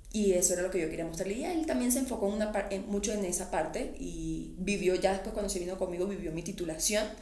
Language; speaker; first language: Spanish; native; Spanish